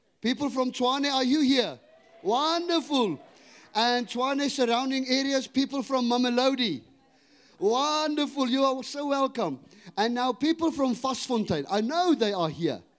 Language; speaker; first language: English; non-native, local second language; Afrikaans